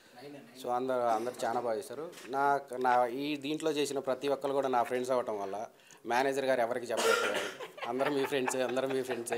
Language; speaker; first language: Telugu; native; Telugu